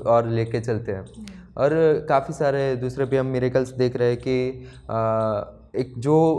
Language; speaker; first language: Hindi; non-native, local second language; Gujarati